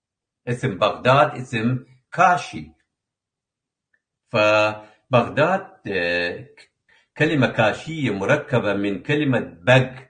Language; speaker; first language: Arabic; non-native, local second language; Kurdish